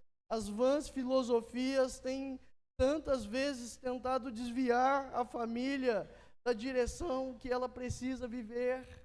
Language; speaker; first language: Portuguese; native; Portuguese